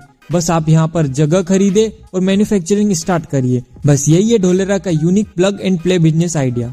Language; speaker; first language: Hindi; native; Hindi